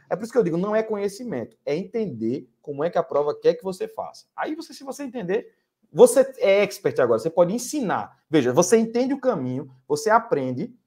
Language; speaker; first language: Portuguese; native; Portuguese